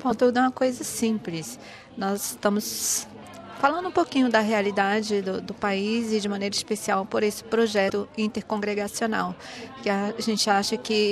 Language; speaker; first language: Portuguese; native; Portuguese